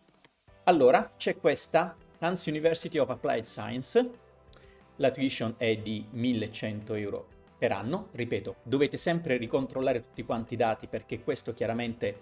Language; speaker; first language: Italian; native; Italian